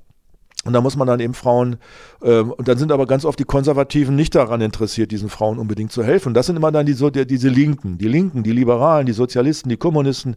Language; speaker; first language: German; native; German